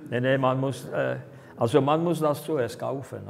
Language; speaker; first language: German; non-native, fluent; Czech